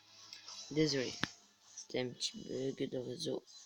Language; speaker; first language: French; native; French